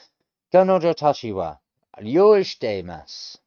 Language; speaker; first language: Japanese; non-native, learner; English